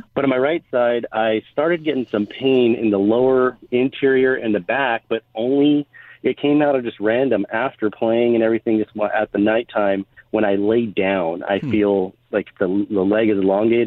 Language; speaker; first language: English; native; English